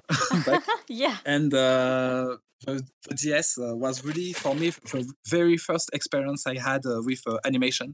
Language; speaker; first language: English; non-native, fluent; French